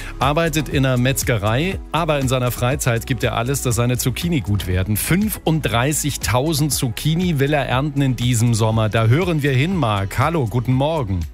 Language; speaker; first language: German; native; German